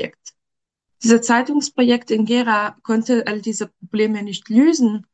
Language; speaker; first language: German; non-native, fluent; Arabic